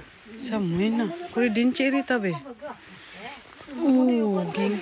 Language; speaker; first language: Japanese; non-native, fluent; Filipino